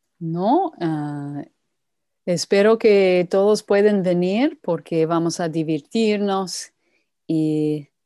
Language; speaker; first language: Spanish; non-native, fluent; English